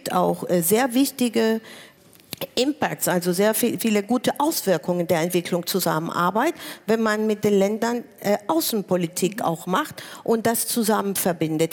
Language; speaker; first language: German; non-native, fluent; Spanish